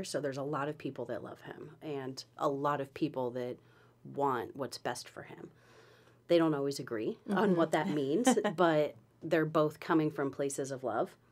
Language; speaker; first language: English; native; English